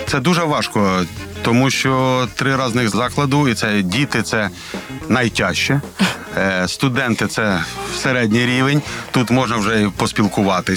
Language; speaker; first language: Ukrainian; non-native, local second language; Russian